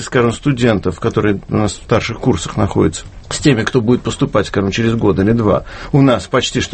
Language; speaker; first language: Russian; native; Russian